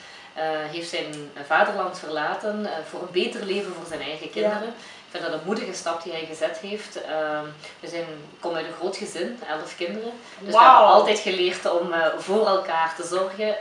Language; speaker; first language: Dutch; early bilingual, other home language; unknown